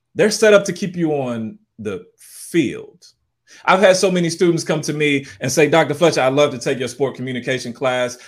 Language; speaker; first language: English; native; English